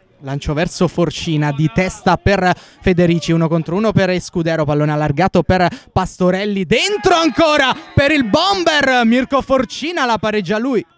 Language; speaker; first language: Italian; native; Italian